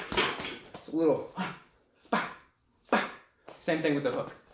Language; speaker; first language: English; native; English